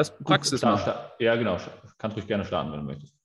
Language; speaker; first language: German; native; German